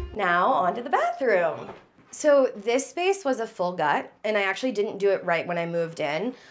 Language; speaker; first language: English; native; English